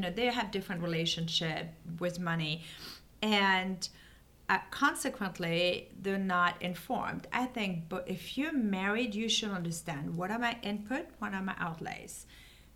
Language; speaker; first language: English; non-native, fluent; French